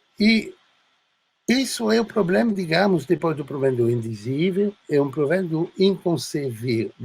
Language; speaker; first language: Portuguese; non-native, fluent; French